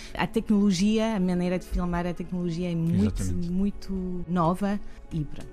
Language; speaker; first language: Portuguese; non-native, fluent; French